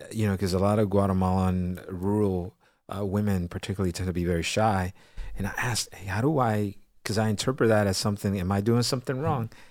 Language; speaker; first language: English; non-native, fluent; Spanish